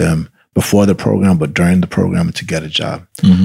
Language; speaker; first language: English; early bilingual, other home language; Spanish